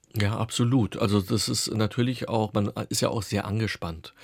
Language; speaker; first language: German; native; German